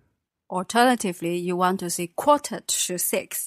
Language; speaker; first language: English; non-native, fluent; Chinese